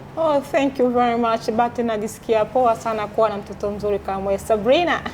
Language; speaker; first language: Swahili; native; Swahili